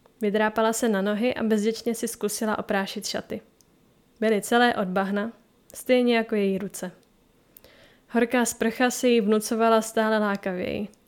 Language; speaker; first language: Czech; native; Czech